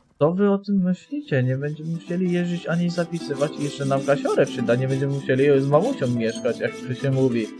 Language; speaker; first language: Polish; native; Polish